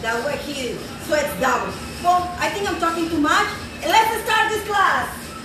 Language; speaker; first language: English; non-native, fluent; Spanish